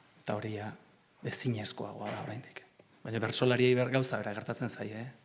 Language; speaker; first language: Basque; non-native, local second language; Spanish